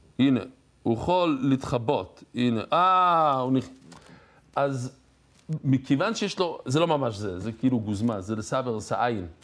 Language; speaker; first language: Hebrew; non-native, fluent; English